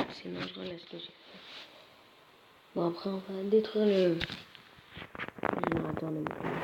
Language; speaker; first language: French; native; French